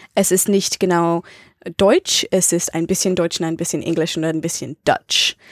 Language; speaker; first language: German; non-native, learner; English